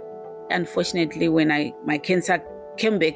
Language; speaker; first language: English; non-native, local second language; Shona